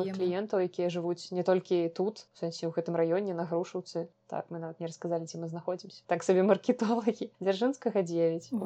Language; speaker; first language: Belarusian; native; Belarusian